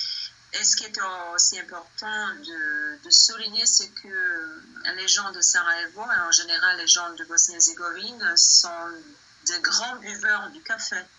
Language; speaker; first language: French; non-native, fluent; Bosnian